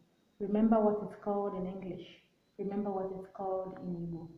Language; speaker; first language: English; non-native, local second language; Igbo